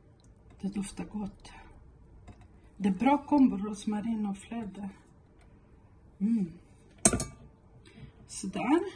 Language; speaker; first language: Swedish; non-native, fluent; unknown